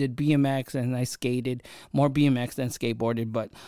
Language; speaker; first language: English; early bilingual, other home language; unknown